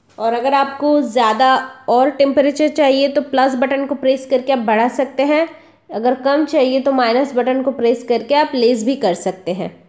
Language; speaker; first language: Hindi; non-native, local second language; Bangla